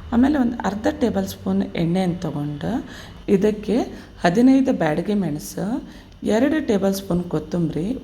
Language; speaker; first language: Kannada; native; Kannada